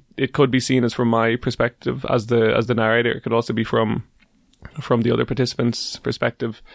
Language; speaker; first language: English; native; English